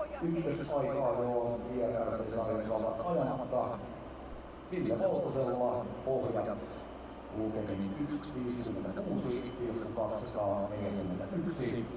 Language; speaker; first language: Finnish; native; Finnish